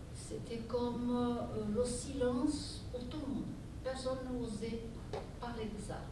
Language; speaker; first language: French; non-native, fluent; Portuguese